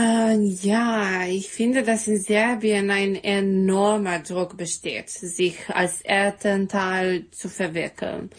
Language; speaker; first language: German; non-native, learner; Serbian